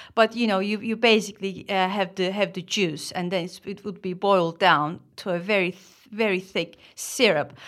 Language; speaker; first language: English; non-native, fluent; Turkish